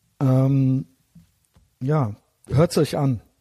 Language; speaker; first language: German; native; German